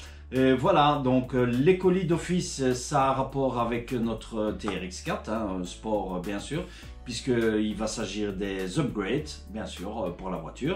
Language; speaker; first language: French; native; French